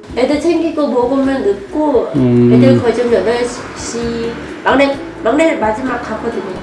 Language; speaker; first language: Korean; non-native, fluent; Khmer